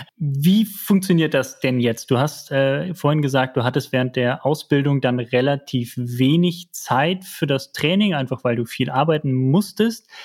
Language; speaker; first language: German; native; German